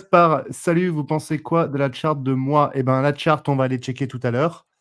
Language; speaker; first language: French; native; French